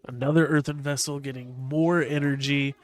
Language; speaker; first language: English; native; English